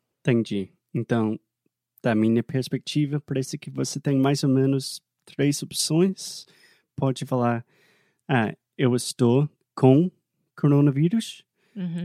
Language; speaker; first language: Portuguese; non-native, fluent; English